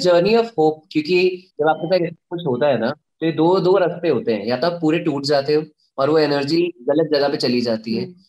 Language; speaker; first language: Hindi; native; Hindi